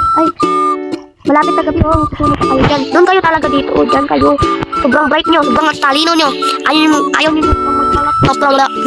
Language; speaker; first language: Filipino; non-native, local second language; Cebuano